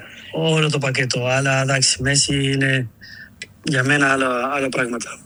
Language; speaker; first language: Greek; non-native, learner; Spanish